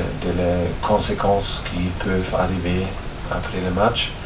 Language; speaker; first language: French; non-native, learner; German